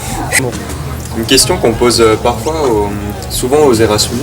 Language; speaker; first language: French; native; French